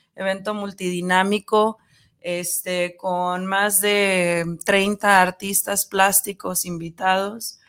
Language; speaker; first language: Spanish; native; Spanish